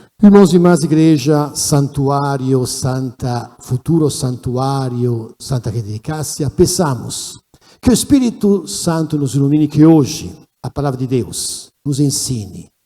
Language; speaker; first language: Portuguese; non-native, fluent; Italian